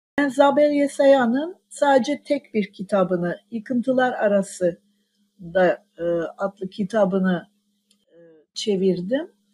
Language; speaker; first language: Turkish; non-native, local second language; Armenian